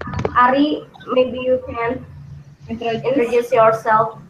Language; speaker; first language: English; non-native, learner; Indonesian